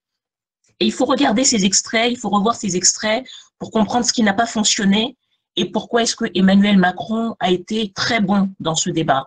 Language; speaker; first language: French; native; French